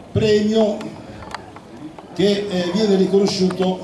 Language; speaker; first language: Italian; native; Italian